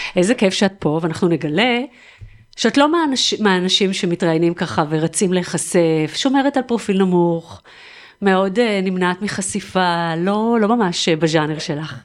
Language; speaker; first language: Hebrew; native; Hebrew